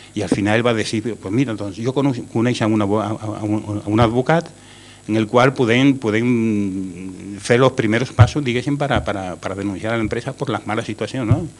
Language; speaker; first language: Catalan; non-native, local second language; Spanish